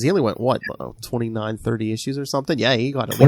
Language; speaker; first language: English; native; English